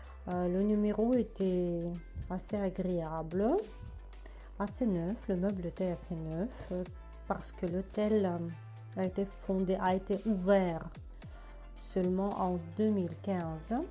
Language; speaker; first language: French; non-native, learner; Russian